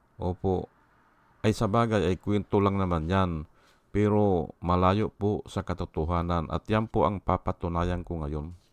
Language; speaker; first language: Filipino; non-native, local second language; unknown